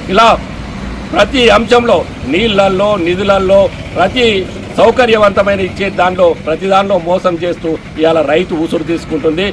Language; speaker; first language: Telugu; native; Telugu